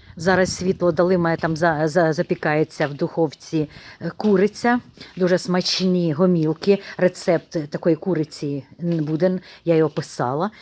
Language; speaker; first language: Ukrainian; non-native, local second language; Russian